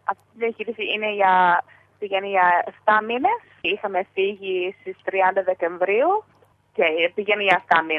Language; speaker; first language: Greek; early bilingual, heritage; Greek